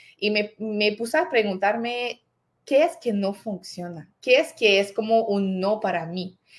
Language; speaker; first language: Spanish; non-native, fluent; French